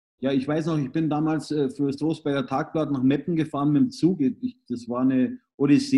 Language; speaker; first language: German; native; German